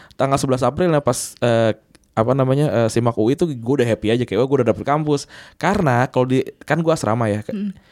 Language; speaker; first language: Indonesian; native; Indonesian